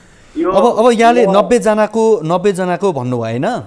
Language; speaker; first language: Nepali; native; Nepali